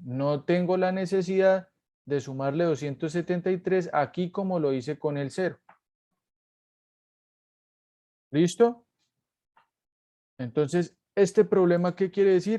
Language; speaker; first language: Spanish; native; Spanish